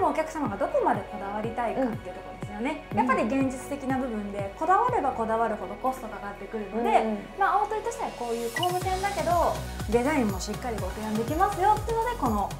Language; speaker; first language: Japanese; native; Japanese